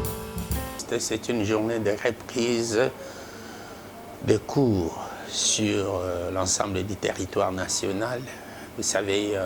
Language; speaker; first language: French; non-native, local second language; Lingala